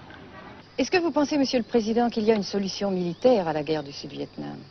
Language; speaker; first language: French; native; French